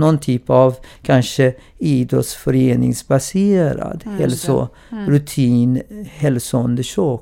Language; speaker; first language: Swedish; non-native, fluent; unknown